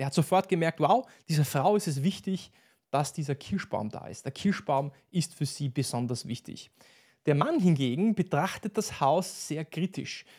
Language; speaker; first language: German; native; German